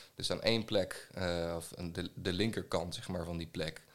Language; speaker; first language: Dutch; native; Dutch